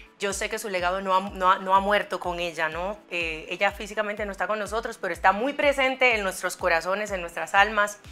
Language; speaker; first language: Spanish; non-native, fluent; Haitian Creole